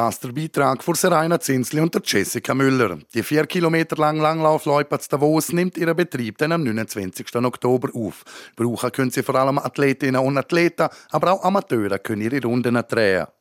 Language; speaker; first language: German; native; German